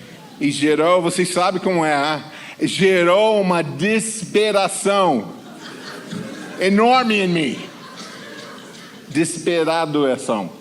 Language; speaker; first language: Portuguese; non-native, fluent; English